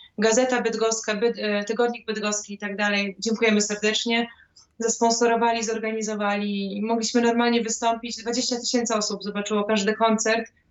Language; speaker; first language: Polish; native; Polish